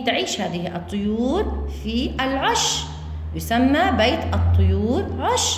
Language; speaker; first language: Arabic; native; Arabic